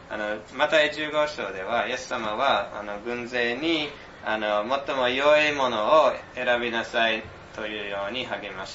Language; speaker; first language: Japanese; non-native, fluent; English